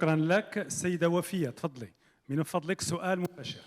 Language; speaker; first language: Arabic; native; Arabic